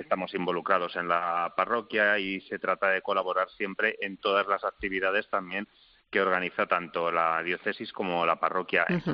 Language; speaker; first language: Spanish; native; Spanish